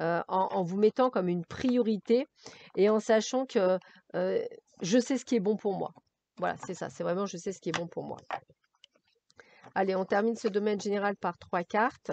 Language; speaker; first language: French; native; French